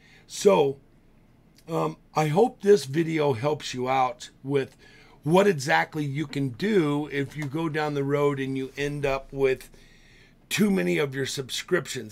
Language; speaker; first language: English; native; English